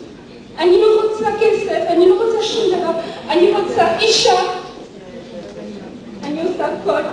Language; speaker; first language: Hebrew; non-native, learner; French